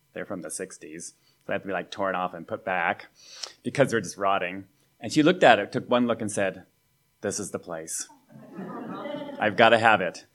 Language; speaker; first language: English; native; English